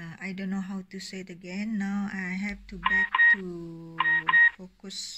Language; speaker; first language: English; non-native, learner; Indonesian